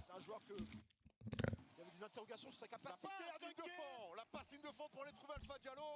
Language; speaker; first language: French; native; French